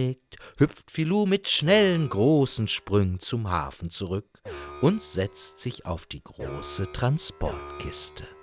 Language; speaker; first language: German; native; German